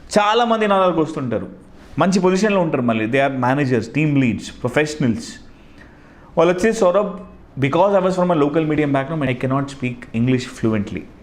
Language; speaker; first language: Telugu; non-native, local second language; Hindi